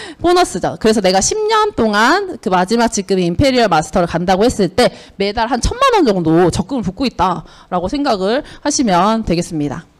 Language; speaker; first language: Korean; native; Korean